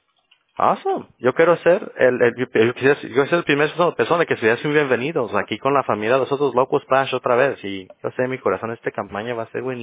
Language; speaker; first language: Spanish; early bilingual, heritage; English